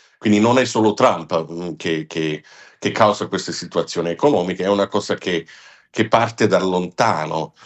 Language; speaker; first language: Italian; non-native, fluent; English